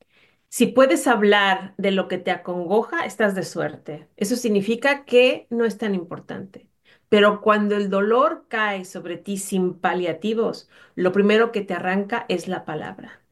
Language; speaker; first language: Spanish; native; Spanish